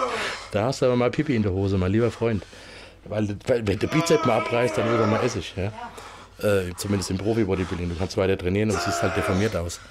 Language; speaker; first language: German; native; German